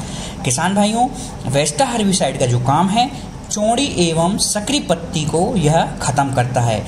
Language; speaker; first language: Hindi; native; Hindi